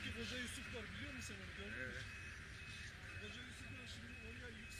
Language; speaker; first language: Turkish; native; Turkish